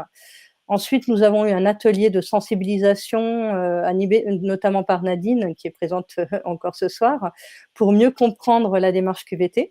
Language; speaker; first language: French; native; French